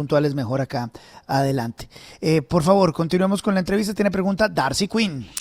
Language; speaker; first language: Spanish; native; Spanish